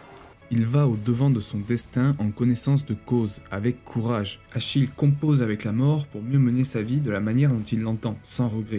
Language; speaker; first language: French; native; French